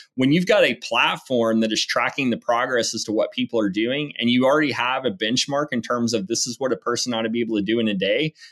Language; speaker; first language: English; native; English